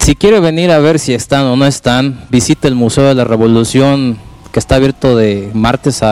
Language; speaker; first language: Spanish; native; Spanish